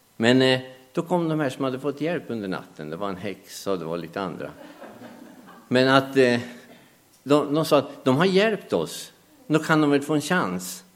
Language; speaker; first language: Swedish; native; Swedish